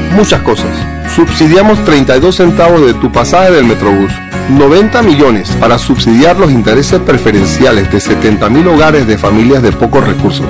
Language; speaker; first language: Spanish; native; Spanish